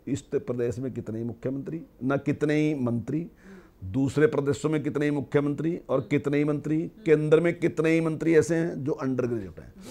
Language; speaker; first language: Hindi; native; Hindi